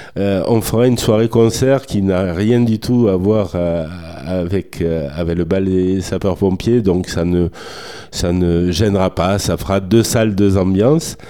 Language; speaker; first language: French; native; French